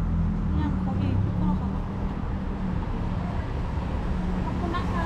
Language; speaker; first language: Korean; non-native, learner; Thai